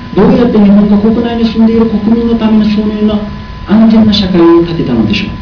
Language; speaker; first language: Japanese; non-native, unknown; Uzbek